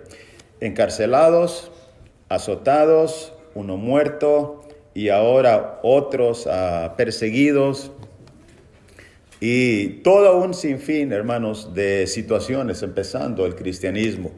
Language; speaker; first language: Spanish; native; Spanish